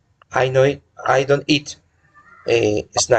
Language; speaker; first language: English; non-native, learner; Spanish